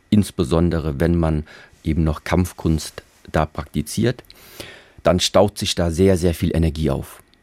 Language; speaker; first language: German; early bilingual, other home language; Vietnamese